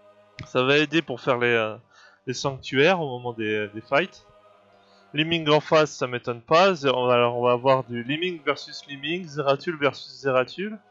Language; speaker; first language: French; native; French